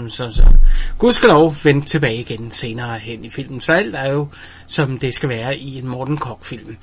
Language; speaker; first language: Danish; native; Danish